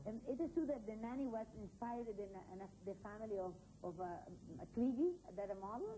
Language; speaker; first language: English; non-native, learner; Spanish